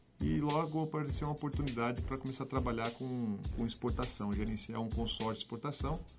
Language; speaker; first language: Portuguese; native; Portuguese